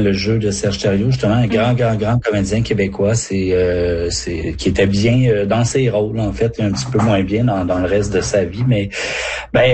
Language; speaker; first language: French; native; French